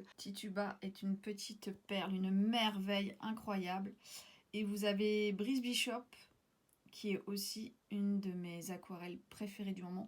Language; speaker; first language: French; native; French